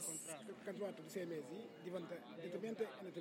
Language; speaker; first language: Italian; non-native, learner; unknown